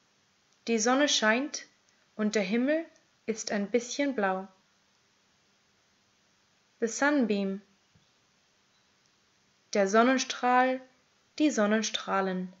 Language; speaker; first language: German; native; German